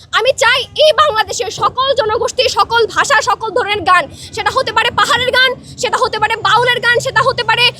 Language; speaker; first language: Bangla; non-native, local second language; Chakma